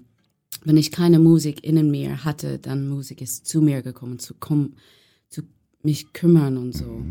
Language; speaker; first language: German; non-native, learner; English